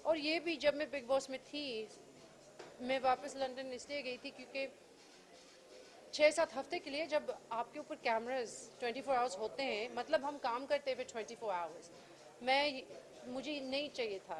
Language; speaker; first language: Hindi; early bilingual, heritage; English